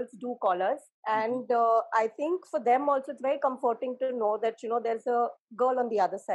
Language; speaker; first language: English; non-native, local second language; Hindi